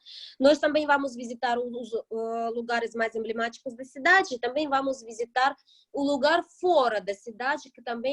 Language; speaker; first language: Portuguese; non-native, fluent; Russian